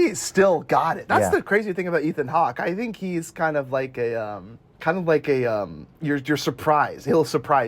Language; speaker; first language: English; native; English